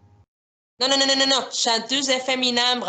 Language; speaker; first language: French; non-native, fluent; Spanish